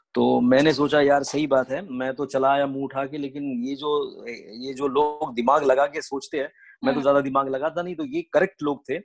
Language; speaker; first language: Hindi; non-native, local second language; Marathi